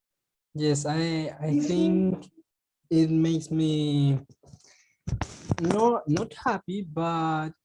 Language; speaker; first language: English; non-native, learner; Spanish